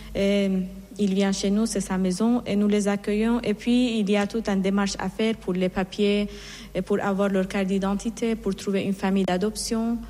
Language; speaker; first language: French; non-native, fluent; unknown